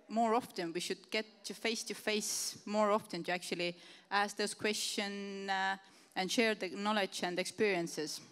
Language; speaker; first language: English; non-native, fluent; Estonian